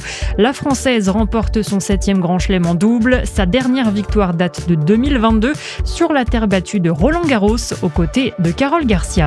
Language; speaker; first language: French; native; French